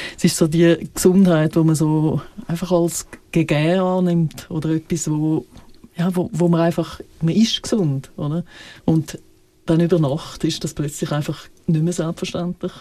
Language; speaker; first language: German; native; German